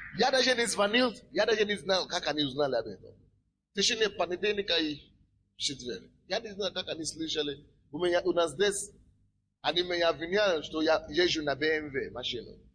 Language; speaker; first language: Russian; non-native, fluent; Yoruba